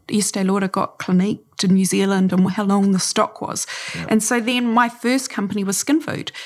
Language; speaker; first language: English; native; English